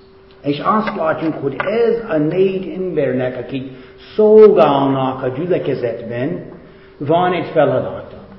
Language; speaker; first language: Hungarian; non-native, fluent; English